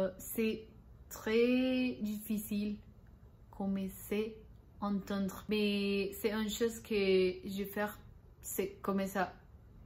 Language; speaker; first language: French; non-native, learner; Spanish